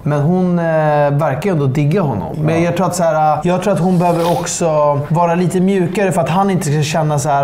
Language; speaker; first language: Swedish; native; Swedish